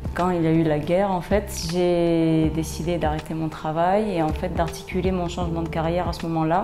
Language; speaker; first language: English; non-native, learner; French